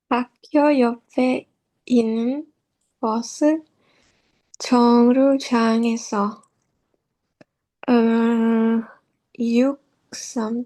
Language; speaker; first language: Korean; non-native, learner; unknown